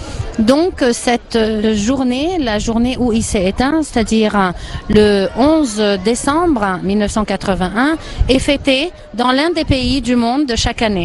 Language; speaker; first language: French; non-native, fluent; Arabic